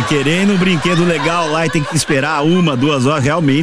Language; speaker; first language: Portuguese; native; Portuguese